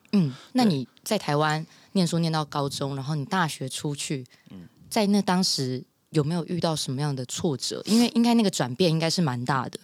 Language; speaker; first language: Chinese; native; Chinese